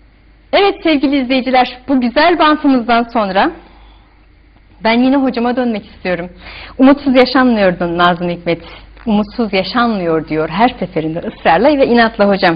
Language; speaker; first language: Turkish; native; Turkish